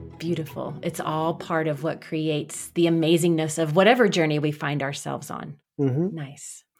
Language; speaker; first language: English; native; English